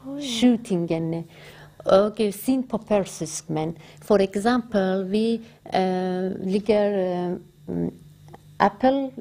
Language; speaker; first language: Norwegian; non-native, learner; Persian